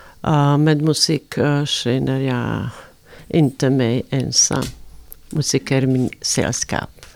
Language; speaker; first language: Swedish; non-native, learner; Arabic